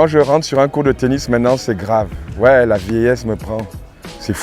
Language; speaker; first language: French; native; French